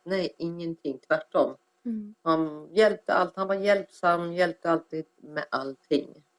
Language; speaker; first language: Swedish; non-native, fluent; Persian